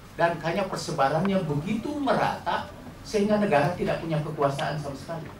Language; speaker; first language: Indonesian; non-native, local second language; Sundanese